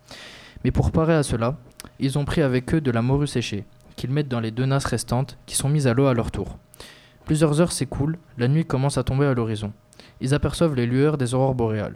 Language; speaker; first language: French; native; French